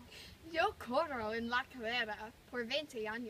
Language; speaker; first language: Spanish; non-native, learner; English